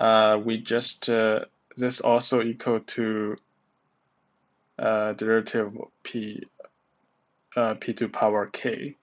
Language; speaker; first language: English; non-native, learner; Chinese